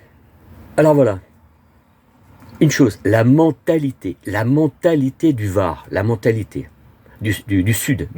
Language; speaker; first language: French; native; French